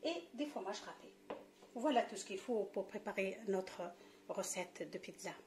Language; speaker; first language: French; non-native, local second language; Arabic